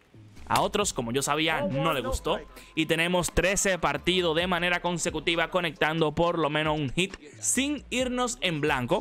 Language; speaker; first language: Spanish; native; Spanish